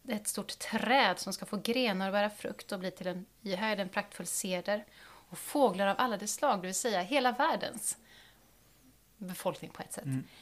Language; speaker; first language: Swedish; native; Swedish